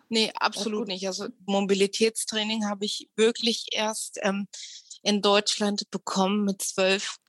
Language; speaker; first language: German; early bilingual, other home language; Russian